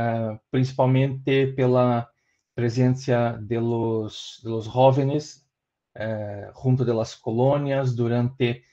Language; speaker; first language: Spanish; non-native, learner; Portuguese